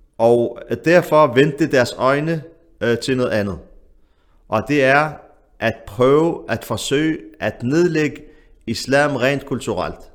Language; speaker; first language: Danish; early bilingual, other home language; Arabic